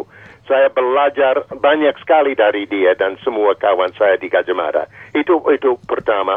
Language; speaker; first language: Indonesian; non-native, fluent; English